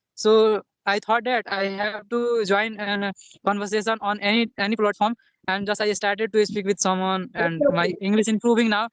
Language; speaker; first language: English; non-native, learner; Hindi